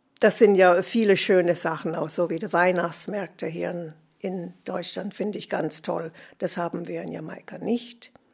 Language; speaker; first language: German; non-native, fluent; English